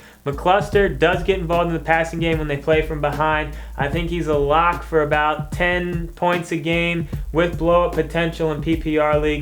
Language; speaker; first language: English; native; English